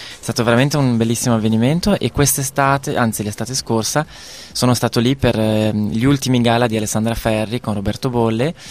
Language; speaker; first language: Italian; native; Italian